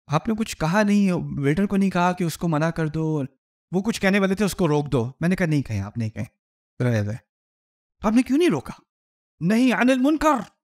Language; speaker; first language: Urdu; native; Urdu